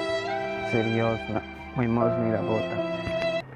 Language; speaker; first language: Russian; non-native, learner; Hindi